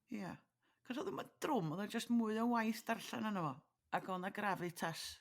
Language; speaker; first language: Welsh; native; Welsh